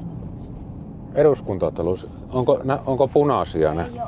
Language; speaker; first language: Finnish; native; Finnish